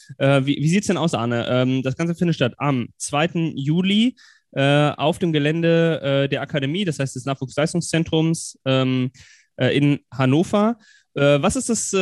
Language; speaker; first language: German; native; German